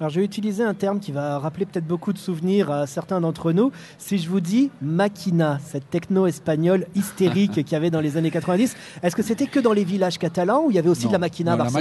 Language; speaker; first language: French; native; French